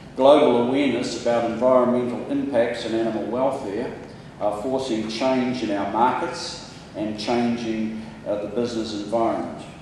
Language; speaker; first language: English; native; English